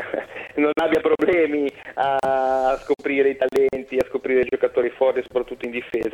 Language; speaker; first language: Italian; native; Italian